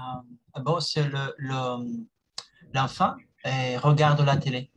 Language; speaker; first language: French; non-native, learner; Spanish